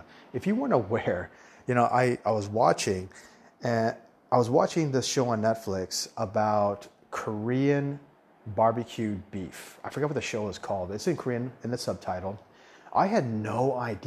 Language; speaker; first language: English; early bilingual, other home language; Min Nan Chinese